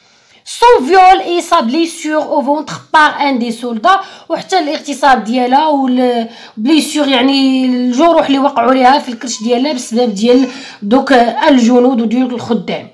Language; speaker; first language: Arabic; native; Arabic